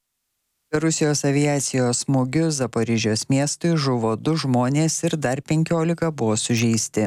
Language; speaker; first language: Lithuanian; native; Lithuanian